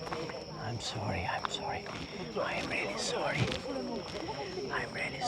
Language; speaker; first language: English; non-native, local second language; Urdu